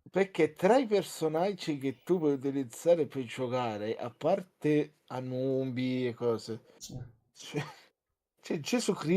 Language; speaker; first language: Italian; native; Italian